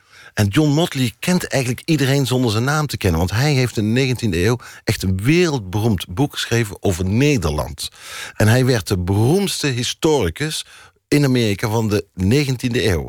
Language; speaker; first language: Dutch; native; Dutch